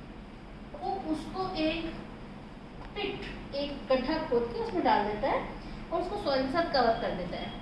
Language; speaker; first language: Hindi; native; Hindi